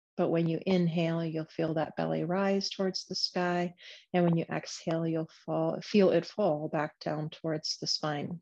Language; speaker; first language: English; native; English